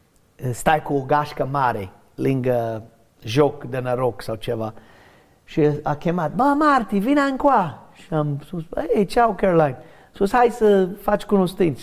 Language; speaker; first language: Romanian; non-native, learner; English